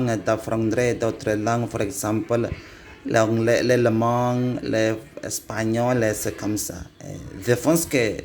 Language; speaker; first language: French; non-native, learner; Indonesian